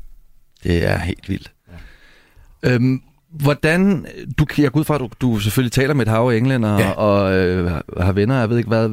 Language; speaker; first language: Danish; native; Danish